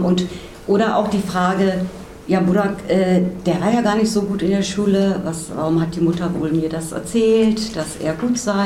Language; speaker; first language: German; native; German